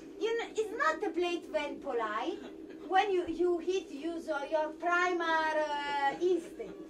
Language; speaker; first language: English; non-native, learner; Italian